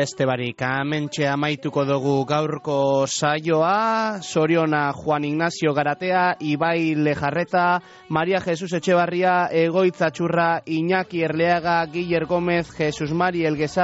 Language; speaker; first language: Basque; native; Basque